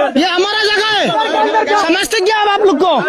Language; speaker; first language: Hindi; non-native, learner; Bangla